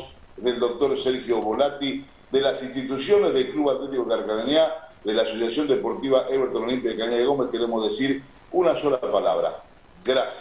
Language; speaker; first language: Spanish; native; Spanish